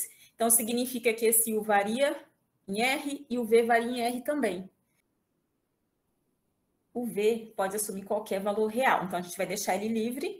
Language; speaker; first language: Portuguese; native; Portuguese